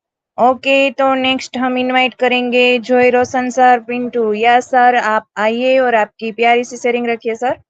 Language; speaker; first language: Hindi; native; Hindi